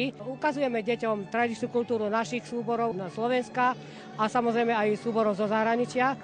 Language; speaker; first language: Slovak; native; Slovak